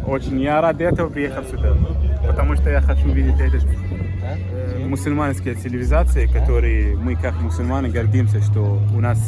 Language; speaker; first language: Russian; non-native, learner; Arabic